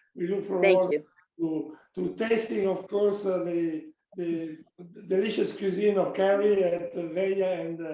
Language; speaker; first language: English; non-native, fluent; Italian